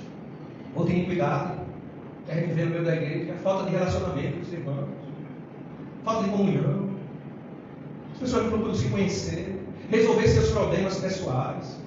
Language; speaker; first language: Portuguese; native; Portuguese